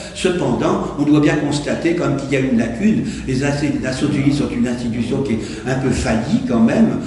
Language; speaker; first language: French; native; French